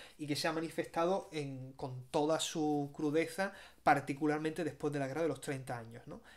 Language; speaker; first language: Spanish; native; Spanish